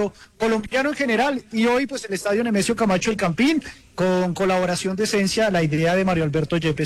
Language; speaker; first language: Spanish; native; Spanish